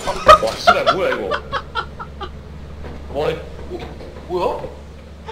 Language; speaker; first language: Korean; native; Korean